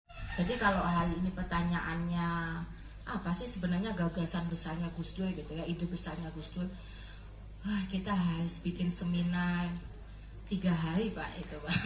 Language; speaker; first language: Indonesian; native; Indonesian